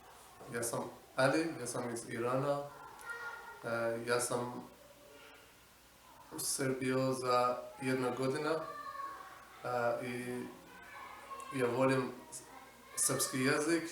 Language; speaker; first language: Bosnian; non-native, learner; Persian